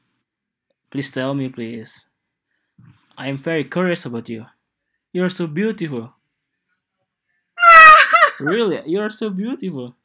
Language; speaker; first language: English; non-native, learner; Indonesian